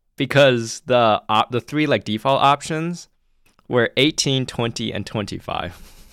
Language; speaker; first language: English; early bilingual, other home language; Chinese